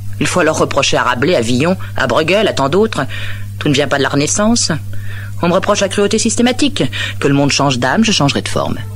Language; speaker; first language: French; native; French